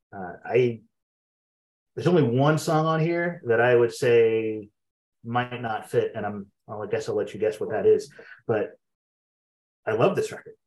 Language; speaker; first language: English; native; English